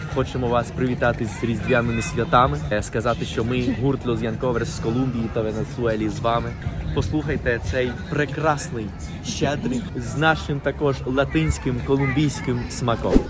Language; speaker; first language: Ukrainian; non-native, fluent; Spanish